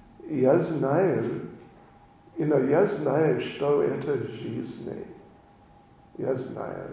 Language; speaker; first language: Russian; non-native, learner; English